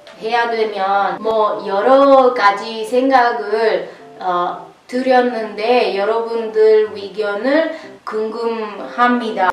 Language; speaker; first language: Korean; non-native, learner; Italian